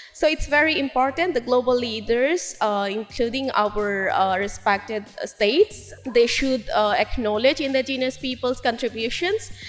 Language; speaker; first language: English; non-native, local second language; Kok Borok